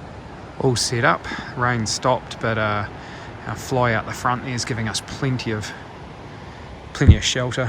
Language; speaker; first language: English; native; English